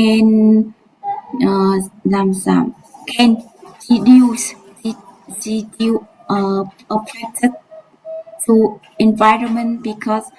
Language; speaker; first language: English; non-native, learner; Vietnamese